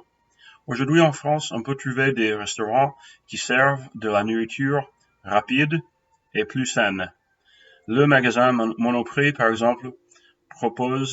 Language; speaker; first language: French; non-native, fluent; English